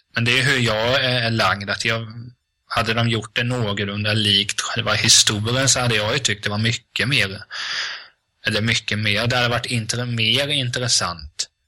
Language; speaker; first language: Swedish; native; Swedish